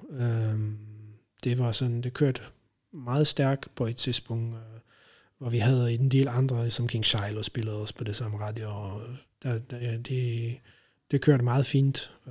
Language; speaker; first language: Danish; non-native, fluent; Polish